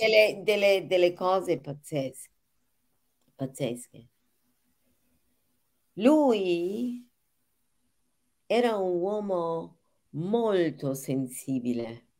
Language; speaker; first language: Italian; non-native, fluent; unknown